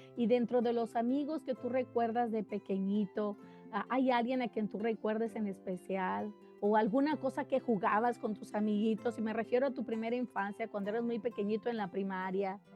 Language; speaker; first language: Spanish; native; Spanish